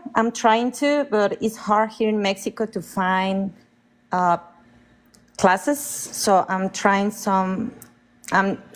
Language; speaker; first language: English; non-native, fluent; Spanish